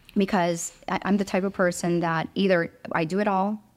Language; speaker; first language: English; early bilingual, other home language; Romanian